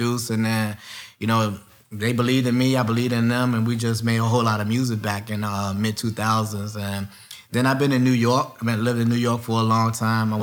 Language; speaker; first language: English; native; English